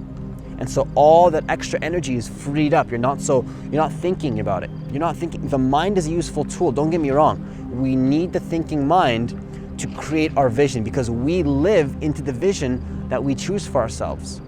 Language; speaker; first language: English; native; English